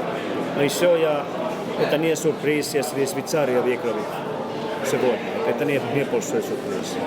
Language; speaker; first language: Russian; non-native, learner; Finnish